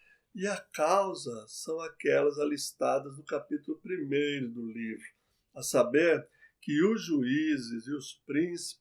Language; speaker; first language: Portuguese; native; Portuguese